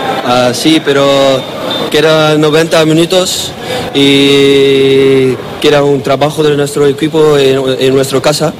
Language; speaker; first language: Spanish; non-native, learner; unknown